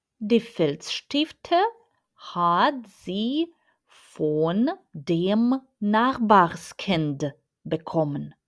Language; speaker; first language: German; non-native, fluent; Ukrainian